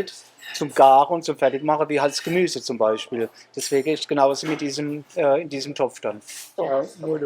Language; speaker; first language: German; native; German